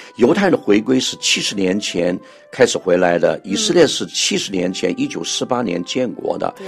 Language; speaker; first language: Chinese; non-native, local second language; Cantonese